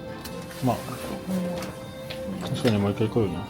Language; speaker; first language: Japanese; non-native, fluent; French